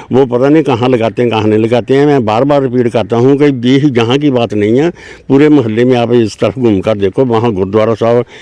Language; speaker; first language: Hindi; non-native, local second language; Punjabi